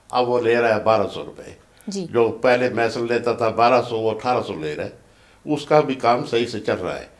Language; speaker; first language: Urdu; non-native, local second language; Punjabi